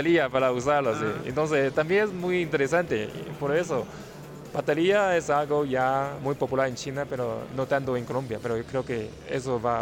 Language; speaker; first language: Spanish; non-native, learner; Chinese